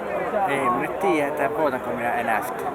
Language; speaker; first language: Finnish; native; Finnish